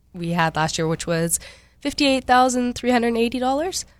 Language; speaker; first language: English; native; English